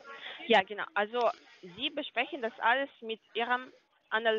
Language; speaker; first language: German; non-native, learner; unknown